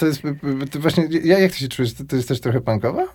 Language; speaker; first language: Polish; native; Polish